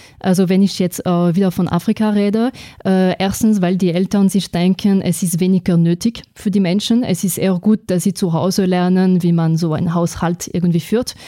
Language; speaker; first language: German; non-native, fluent; French